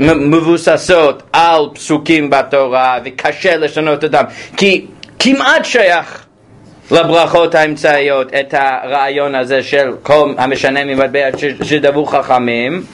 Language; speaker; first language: Hebrew; non-native, fluent; English